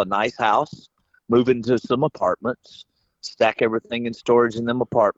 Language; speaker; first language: English; native; English